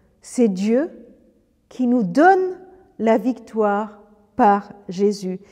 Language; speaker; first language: French; early bilingual, other home language; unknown